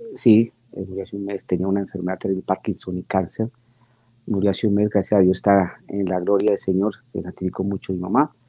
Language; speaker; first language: Spanish; native; Spanish